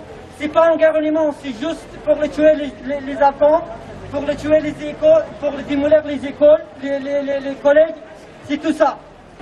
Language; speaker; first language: French; non-native, learner; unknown